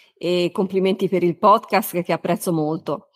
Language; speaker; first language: Italian; native; Italian